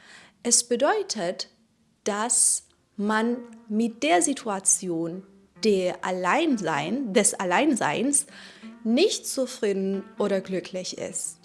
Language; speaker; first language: German; non-native, fluent; Persian